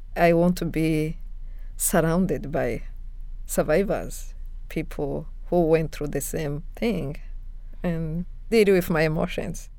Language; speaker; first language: English; non-native, local second language; Kinyarwanda